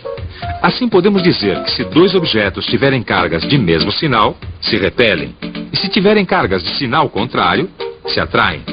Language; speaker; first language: Portuguese; native; Portuguese